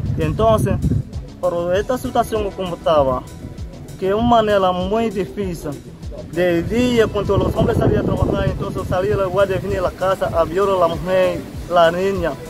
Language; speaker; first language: Spanish; non-native, learner; Haitian Creole